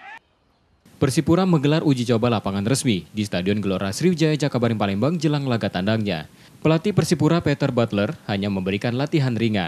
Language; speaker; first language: Indonesian; native; Indonesian